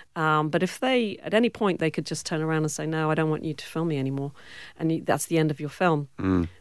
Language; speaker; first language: English; native; English